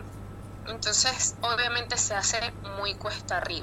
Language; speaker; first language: Spanish; native; Spanish